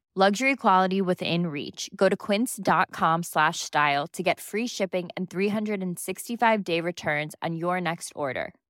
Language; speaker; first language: English; native; English